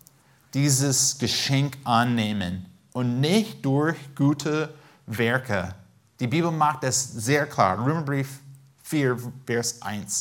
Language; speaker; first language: German; non-native, fluent; English